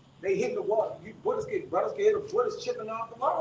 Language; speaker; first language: English; native; English